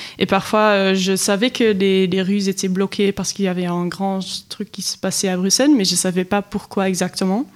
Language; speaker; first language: French; non-native, local second language; Dutch